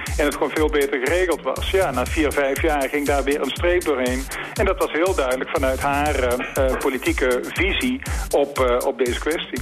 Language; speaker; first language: Dutch; native; Dutch